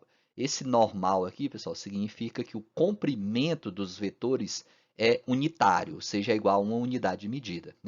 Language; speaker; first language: Portuguese; native; Portuguese